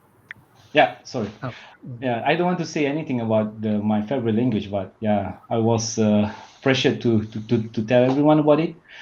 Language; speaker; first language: English; non-native, learner; Malay